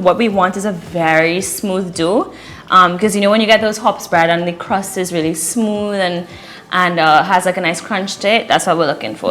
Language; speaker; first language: English; native; English